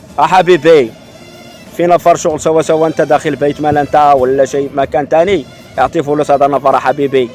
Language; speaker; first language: Arabic; non-native, learner; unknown